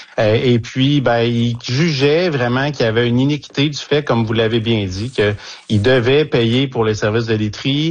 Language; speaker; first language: French; native; French